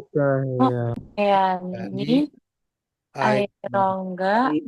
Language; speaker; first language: Japanese; non-native, learner; Indonesian